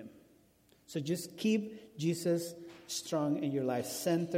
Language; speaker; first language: English; non-native, fluent; Spanish